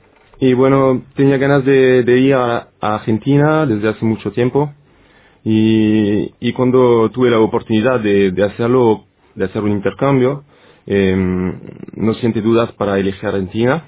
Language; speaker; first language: Spanish; non-native, fluent; French